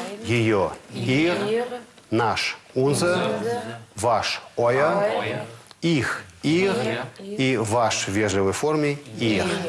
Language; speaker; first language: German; non-native, fluent; Russian